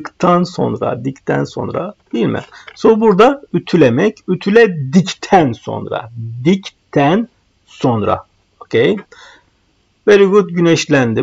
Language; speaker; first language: Turkish; non-native, fluent; Arabic